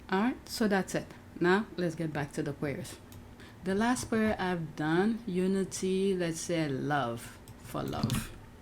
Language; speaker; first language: English; native; English